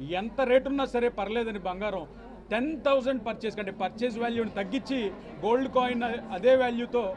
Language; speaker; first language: Telugu; native; Telugu